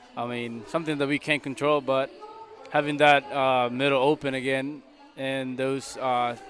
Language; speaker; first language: English; non-native, fluent; Spanish